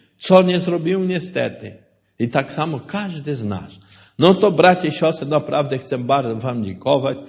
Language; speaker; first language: Polish; non-native, learner; Portuguese